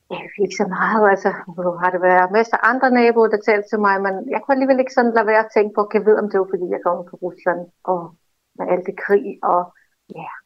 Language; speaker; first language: Danish; non-native, fluent; Russian